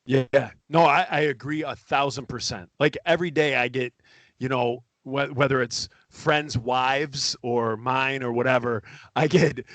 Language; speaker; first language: English; native; English